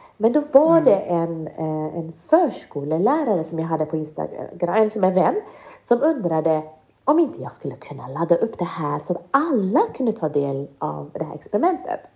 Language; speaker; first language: Swedish; early bilingual, other home language; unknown